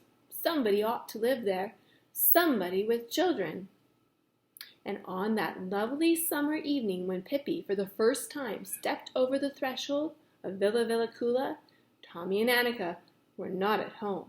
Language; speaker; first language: English; native; English